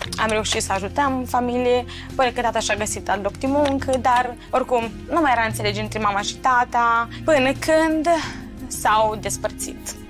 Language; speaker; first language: Romanian; early bilingual, heritage; Romanian